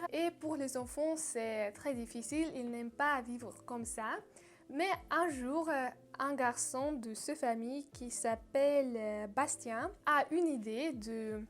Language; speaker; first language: French; non-native, learner; Russian